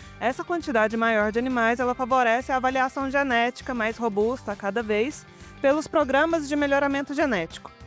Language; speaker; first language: Portuguese; native; Portuguese